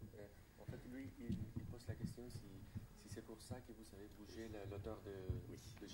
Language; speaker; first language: French; non-native, fluent; Spanish